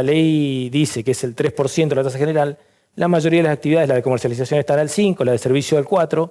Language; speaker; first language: Spanish; native; Spanish